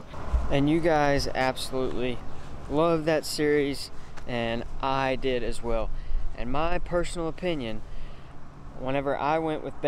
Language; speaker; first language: English; native; English